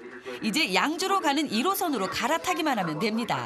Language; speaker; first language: Korean; native; Korean